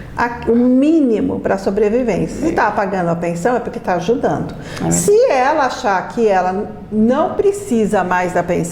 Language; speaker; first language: Portuguese; native; Portuguese